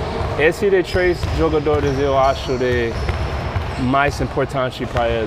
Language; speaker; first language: Portuguese; non-native, learner; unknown